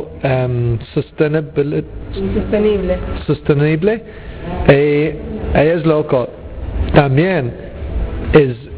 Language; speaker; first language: Spanish; non-native, learner; English